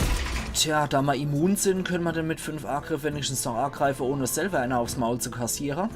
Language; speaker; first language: German; native; German